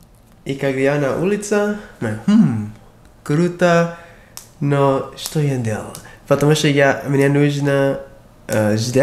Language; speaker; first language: Russian; non-native, learner; English